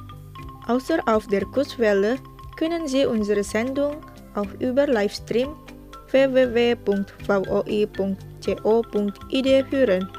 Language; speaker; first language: German; non-native, fluent; Indonesian